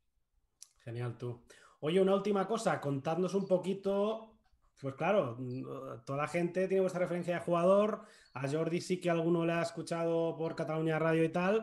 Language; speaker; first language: Spanish; native; Spanish